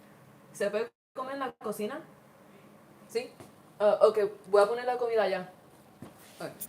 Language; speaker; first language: Spanish; early bilingual, heritage; English